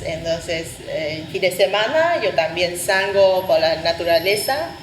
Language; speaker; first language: Spanish; non-native, fluent; Vietnamese